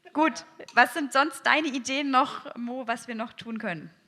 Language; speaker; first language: German; native; German